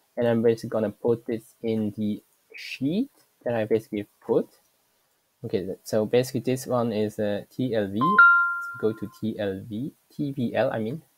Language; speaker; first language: English; non-native, fluent; German